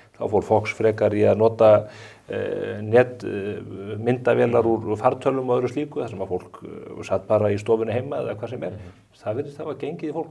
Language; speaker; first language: Icelandic; native; Icelandic